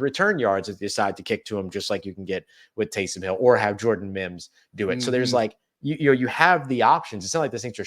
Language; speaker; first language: English; native; English